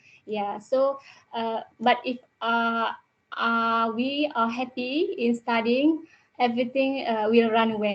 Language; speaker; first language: English; non-native, learner; Indonesian